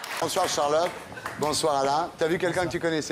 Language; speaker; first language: French; native; French